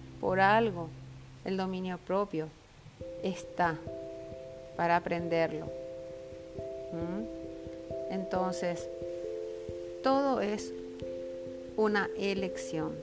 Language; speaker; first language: Spanish; native; Spanish